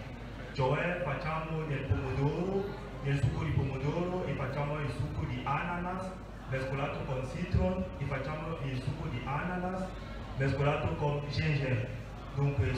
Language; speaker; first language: Italian; non-native, fluent; French